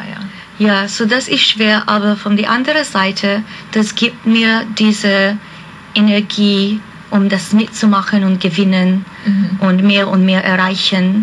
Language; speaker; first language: German; non-native, fluent; Hungarian